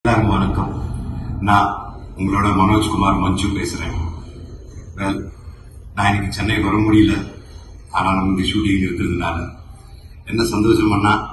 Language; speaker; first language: Tamil; non-native, local second language; Telugu